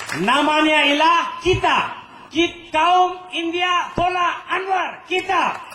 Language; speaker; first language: Malay; non-native, local second language; Tamil